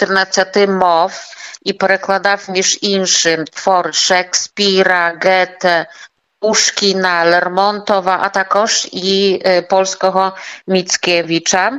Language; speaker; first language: Ukrainian; early bilingual, heritage; Ukrainian